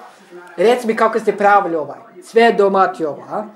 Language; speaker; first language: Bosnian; non-native, learner; Norwegian